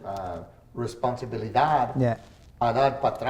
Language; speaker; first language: Spanish; early bilingual, heritage; English